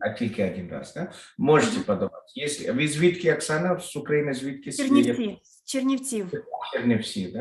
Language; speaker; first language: Russian; non-native, learner; Telugu